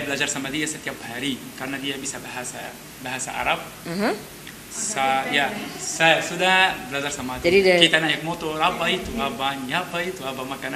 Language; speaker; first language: Indonesian; non-native, learner; Arabic